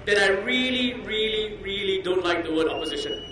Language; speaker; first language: English; non-native, local second language; Chinese